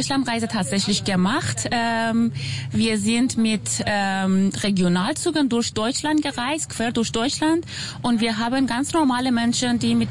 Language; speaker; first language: German; non-native, fluent; Persian